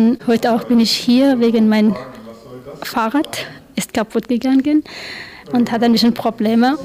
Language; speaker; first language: German; non-native, learner; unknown